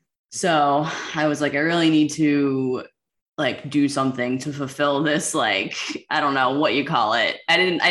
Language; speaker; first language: English; native; English